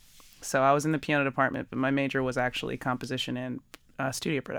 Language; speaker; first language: English; native; English